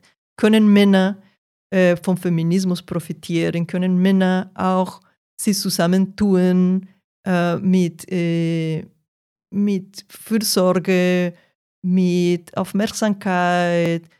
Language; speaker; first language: German; non-native, fluent; Portuguese